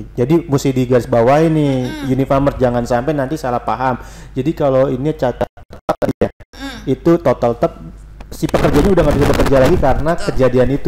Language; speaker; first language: Indonesian; native; Indonesian